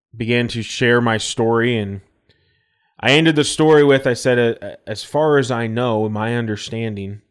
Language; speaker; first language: English; native; English